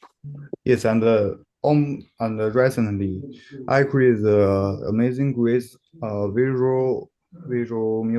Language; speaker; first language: English; non-native, learner; Chinese